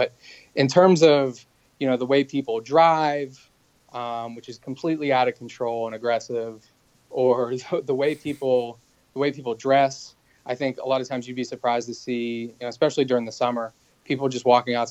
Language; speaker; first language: English; native; English